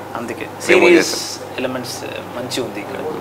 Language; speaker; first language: Telugu; non-native, learner; Tamil